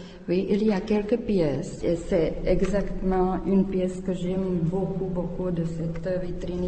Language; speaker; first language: French; non-native, learner; Czech